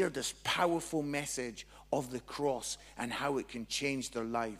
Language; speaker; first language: English; native; English